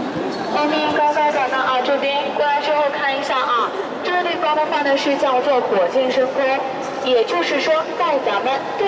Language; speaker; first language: Chinese; native; Chinese